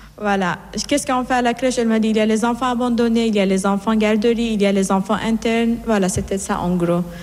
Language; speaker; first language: French; non-native, fluent; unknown